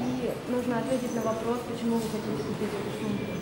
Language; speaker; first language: Russian; native; Russian